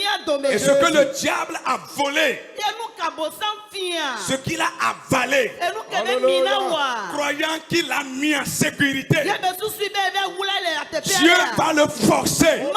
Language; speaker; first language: French; non-native, local second language; Ewe